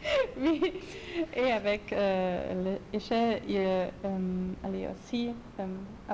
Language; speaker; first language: French; non-native, learner; German